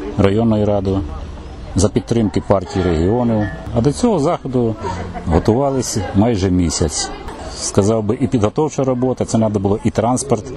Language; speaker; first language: Ukrainian; native; Ukrainian